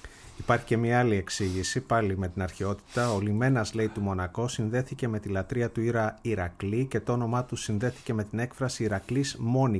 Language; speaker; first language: Greek; native; Greek